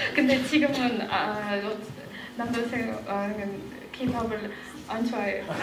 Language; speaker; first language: Korean; non-native, learner; Kazakh